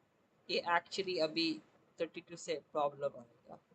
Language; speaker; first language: Hindi; non-native, local second language; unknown